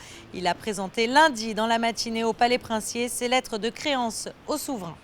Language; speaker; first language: French; native; French